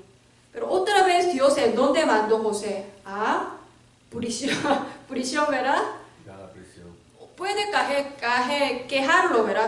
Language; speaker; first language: Spanish; non-native, learner; Korean